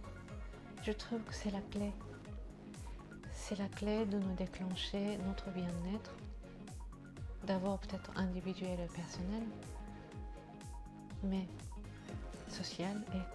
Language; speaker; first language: French; non-native, fluent; Japanese